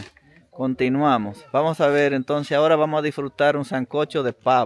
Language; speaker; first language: Spanish; native; Spanish